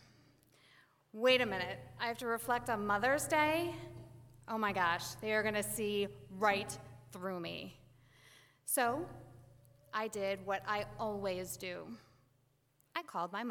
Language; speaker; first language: English; native; English